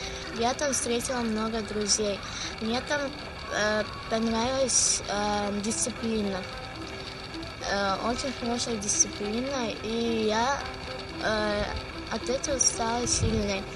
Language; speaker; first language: Russian; non-native, local second language; Kazakh